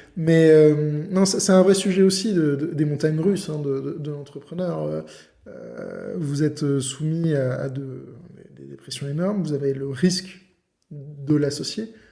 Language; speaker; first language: French; native; French